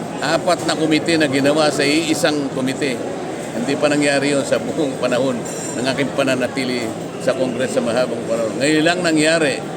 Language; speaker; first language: Filipino; native; Filipino